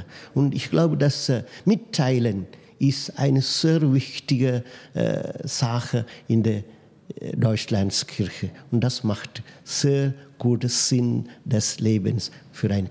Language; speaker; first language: German; non-native, fluent; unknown